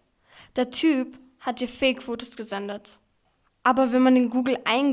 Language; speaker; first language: German; early bilingual, other home language; Turkish